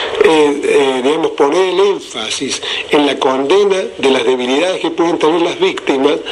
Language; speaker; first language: Spanish; native; Spanish